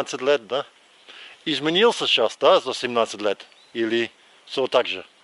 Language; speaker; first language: Russian; non-native, fluent; English